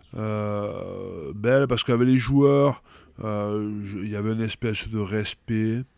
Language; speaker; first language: French; native; French